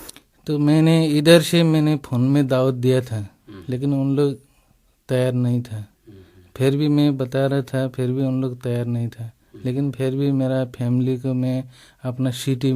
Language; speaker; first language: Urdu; non-native, learner; Nepali